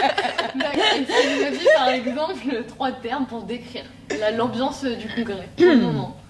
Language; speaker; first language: French; native; French